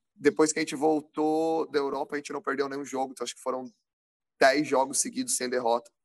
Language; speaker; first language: Portuguese; native; Portuguese